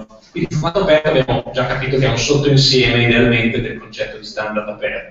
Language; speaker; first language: Italian; native; Italian